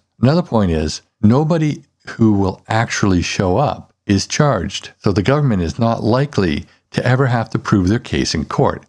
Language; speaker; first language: English; native; English